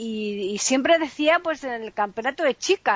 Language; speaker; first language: Spanish; native; Spanish